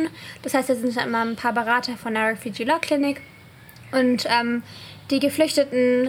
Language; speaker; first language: German; native; German